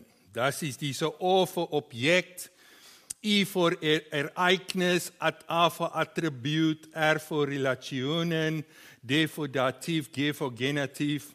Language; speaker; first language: German; non-native, learner; Afrikaans